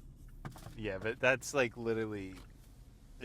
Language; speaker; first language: English; native; English